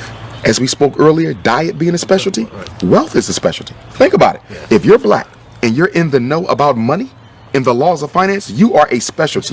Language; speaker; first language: English; native; English